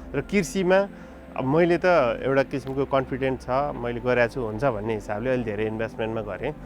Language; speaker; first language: Nepali; native; Nepali